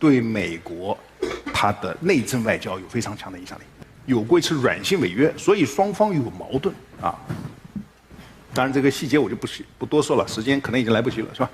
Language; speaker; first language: Chinese; native; Chinese